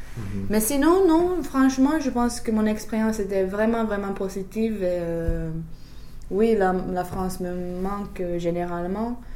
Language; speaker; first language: French; non-native, fluent; Finnish